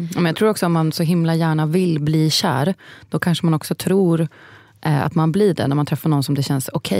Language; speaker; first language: Swedish; native; Swedish